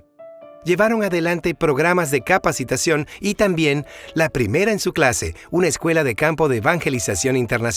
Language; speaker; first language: Spanish; native; Spanish